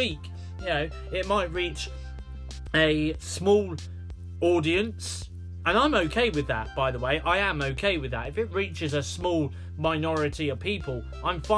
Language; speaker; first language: English; native; English